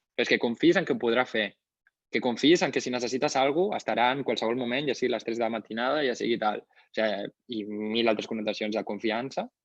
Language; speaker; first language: Catalan; non-native, local second language; Spanish